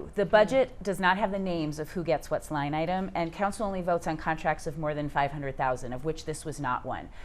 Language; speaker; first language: English; native; English